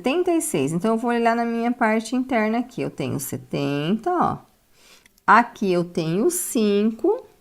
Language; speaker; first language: Portuguese; native; Portuguese